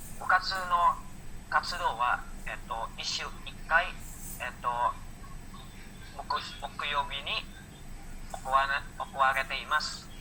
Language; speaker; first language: Japanese; non-native, learner; Indonesian